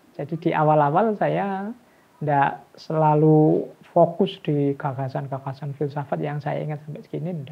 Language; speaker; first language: Indonesian; non-native, local second language; Javanese